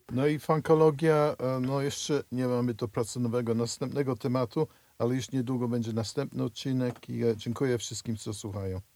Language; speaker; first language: Polish; early bilingual, heritage; Polish